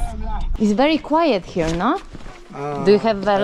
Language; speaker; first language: English; non-native, learner; Polish